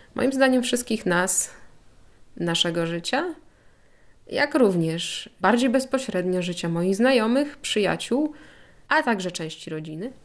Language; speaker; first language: Polish; native; Polish